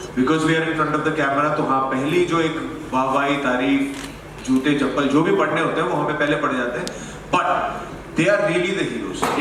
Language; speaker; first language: Hindi; native; Hindi